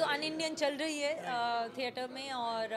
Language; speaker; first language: Hindi; non-native, local second language; Bangla